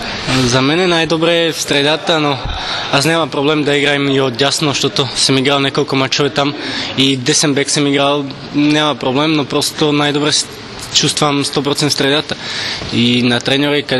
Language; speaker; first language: Bulgarian; non-native, learner; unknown